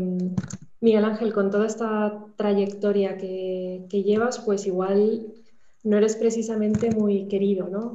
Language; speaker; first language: Spanish; native; Spanish